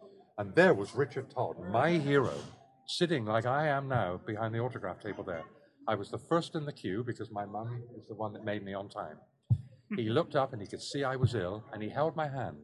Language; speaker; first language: English; native; English